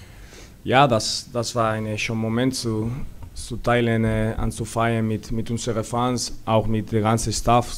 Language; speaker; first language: German; non-native, learner; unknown